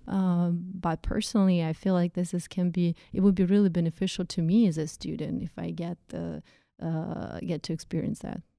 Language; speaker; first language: English; non-native, fluent; Russian